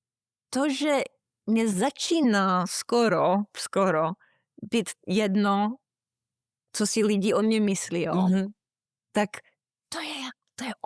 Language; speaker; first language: Czech; early bilingual, heritage; Czech